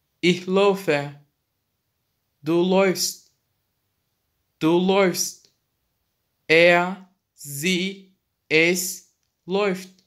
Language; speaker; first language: German; non-native, fluent; Turkish